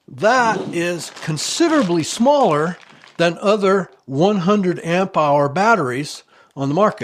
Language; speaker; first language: English; native; English